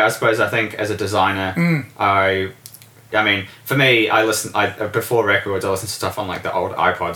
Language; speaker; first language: English; native; English